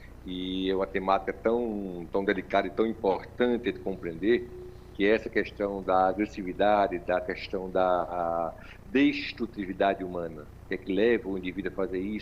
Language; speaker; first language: Portuguese; native; Portuguese